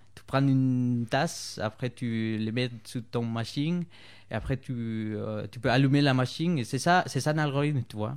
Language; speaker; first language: French; non-native, fluent; Spanish